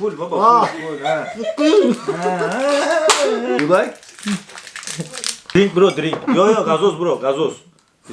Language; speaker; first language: English; non-native, learner; Turkish